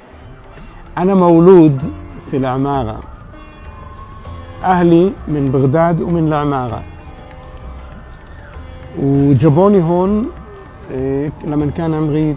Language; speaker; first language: Arabic; early bilingual, heritage; Arabic